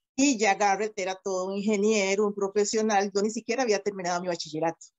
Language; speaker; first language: Spanish; native; Spanish